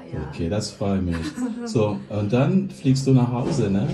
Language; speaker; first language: German; non-native, learner; Lingala